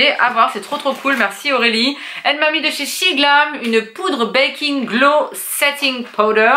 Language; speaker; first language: French; native; French